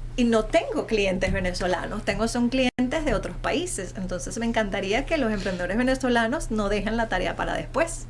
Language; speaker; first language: Spanish; early bilingual, heritage; Spanish